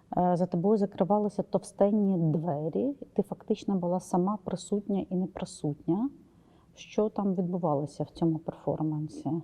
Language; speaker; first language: Ukrainian; native; Ukrainian